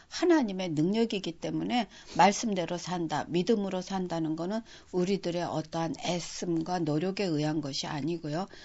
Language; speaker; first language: Korean; native; Korean